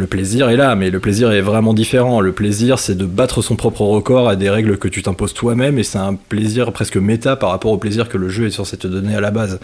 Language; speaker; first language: French; native; French